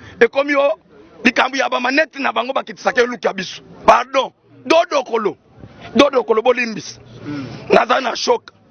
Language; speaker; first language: Lingala; non-native, local second language; Luba-Lulua